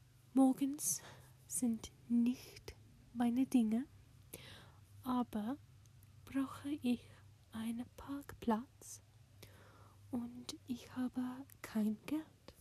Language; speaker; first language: German; non-native, learner; English